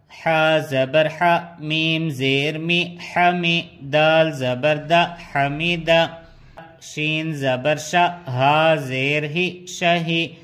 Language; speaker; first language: Urdu; native; Urdu